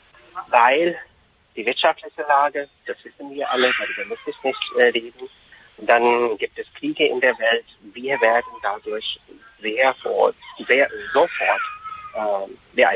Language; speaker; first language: German; non-native, fluent; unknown